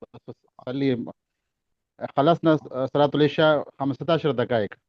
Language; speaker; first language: Arabic; non-native, fluent; Urdu